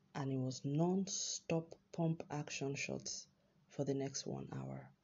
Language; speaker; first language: English; non-native, local second language; Yoruba